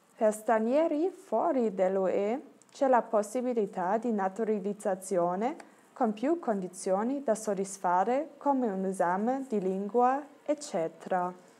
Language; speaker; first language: Italian; non-native, learner; German